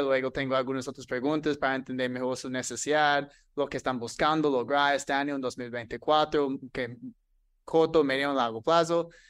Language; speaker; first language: Spanish; non-native, fluent; English